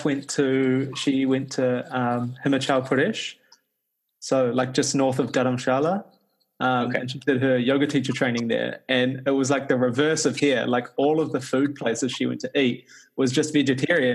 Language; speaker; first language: English; native; English